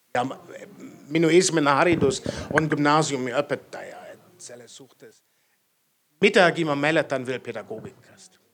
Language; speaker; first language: Estonian; non-native, fluent; German